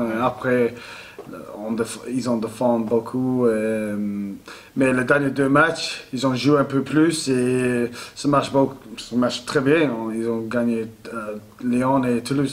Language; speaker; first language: French; non-native, learner; English